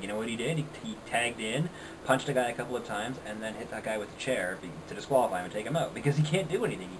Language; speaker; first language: English; native; English